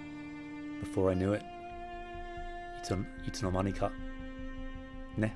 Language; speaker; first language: Japanese; non-native, fluent; English